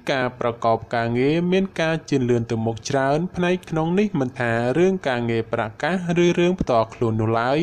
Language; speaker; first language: Khmer; native; Khmer